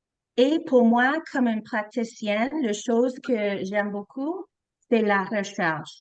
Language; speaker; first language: French; non-native, local second language; English